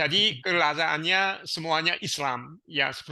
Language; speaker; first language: Indonesian; non-native, learner; Korean